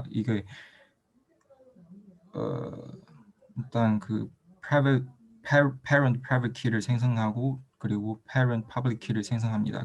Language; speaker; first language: Korean; non-native, fluent; Chinese